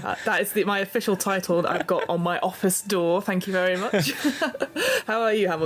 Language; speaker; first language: English; native; English